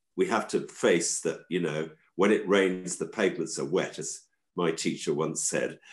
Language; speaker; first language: English; native; English